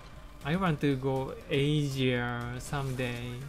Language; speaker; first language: English; non-native, learner; Japanese